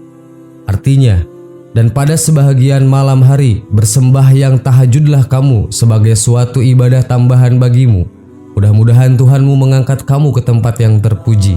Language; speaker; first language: Indonesian; native; Indonesian